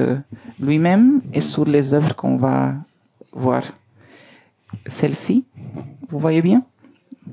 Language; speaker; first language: French; non-native, learner; Spanish